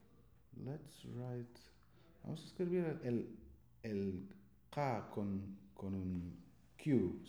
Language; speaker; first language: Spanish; non-native, fluent; English